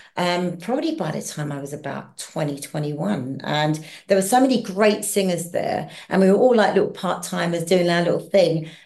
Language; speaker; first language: English; native; English